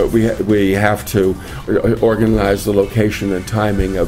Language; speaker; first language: English; native; English